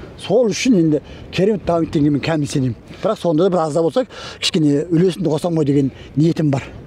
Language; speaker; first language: Kazakh; early bilingual, heritage; Kazakh